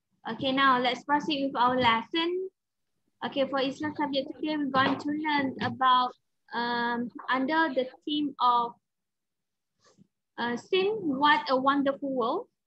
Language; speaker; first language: English; non-native, local second language; Malay